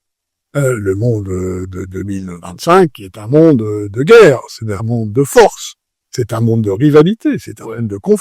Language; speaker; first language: French; native; French